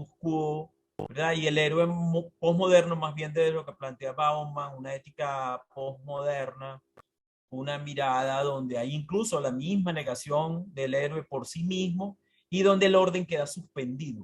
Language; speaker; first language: Spanish; native; Spanish